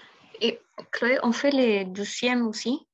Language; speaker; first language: French; non-native, learner; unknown